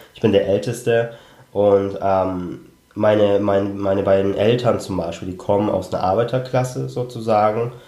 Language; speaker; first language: German; early bilingual, other home language; Cantonese